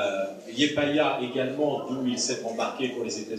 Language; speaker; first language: French; native; French